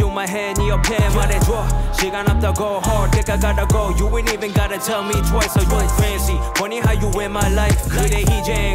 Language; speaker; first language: English; native; English